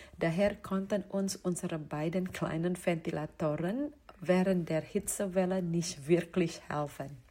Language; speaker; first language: German; non-native, fluent; Indonesian